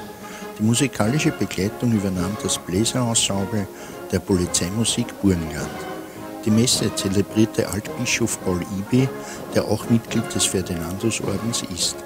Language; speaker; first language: German; native; German